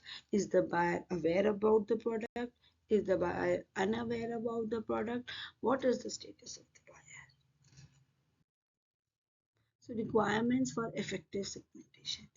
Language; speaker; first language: English; non-native, local second language; Hindi